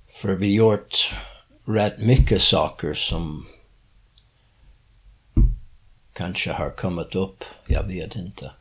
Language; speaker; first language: Swedish; early bilingual, heritage; English